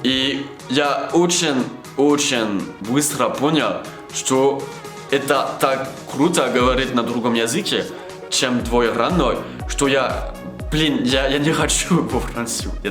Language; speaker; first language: Russian; non-native, learner; French